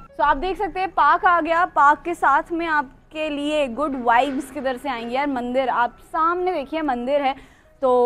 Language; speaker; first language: Hindi; native; Hindi